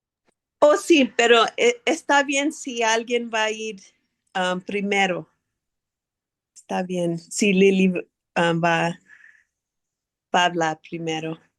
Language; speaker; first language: Spanish; early bilingual, heritage; English